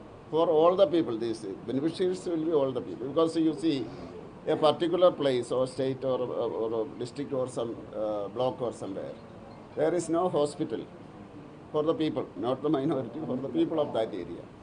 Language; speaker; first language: English; non-native, local second language; Malayalam